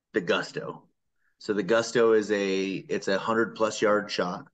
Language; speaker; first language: English; native; English